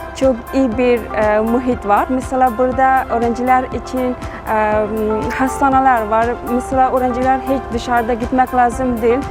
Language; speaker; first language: Turkish; non-native, learner; Persian